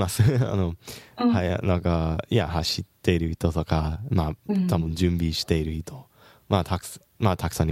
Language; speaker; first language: Japanese; non-native, learner; English